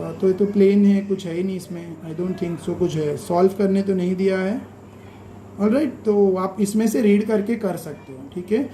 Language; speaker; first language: Hindi; native; Hindi